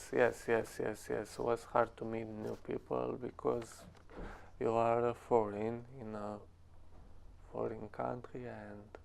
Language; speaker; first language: English; non-native, learner; Romanian